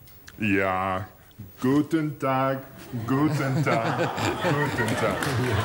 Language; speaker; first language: German; non-native, learner; English